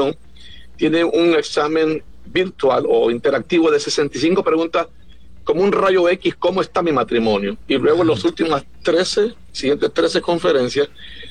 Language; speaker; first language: Spanish; native; Spanish